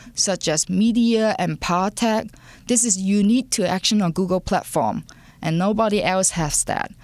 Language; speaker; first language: English; non-native, local second language; Cantonese